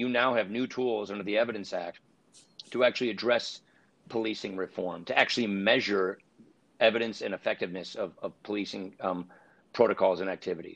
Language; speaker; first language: English; native; English